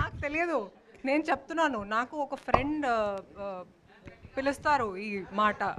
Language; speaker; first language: Telugu; non-native, fluent; Hindi